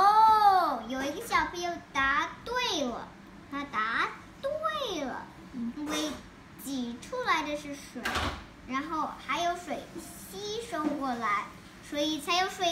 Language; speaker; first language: Chinese; early bilingual, heritage; Chinese